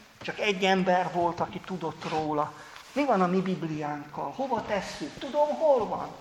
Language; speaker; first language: Hungarian; native; Hungarian